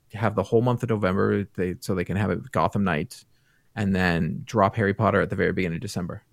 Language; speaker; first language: English; native; English